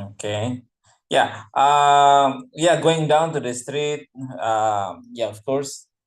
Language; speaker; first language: English; non-native, fluent; Indonesian